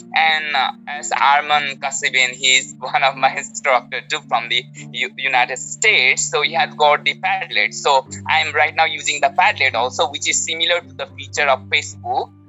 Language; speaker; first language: English; non-native, local second language; Nepali